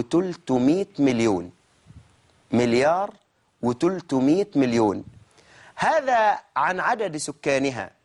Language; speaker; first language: Arabic; native; Arabic